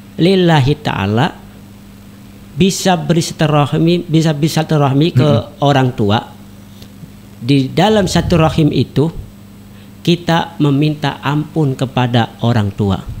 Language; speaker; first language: Indonesian; native; Indonesian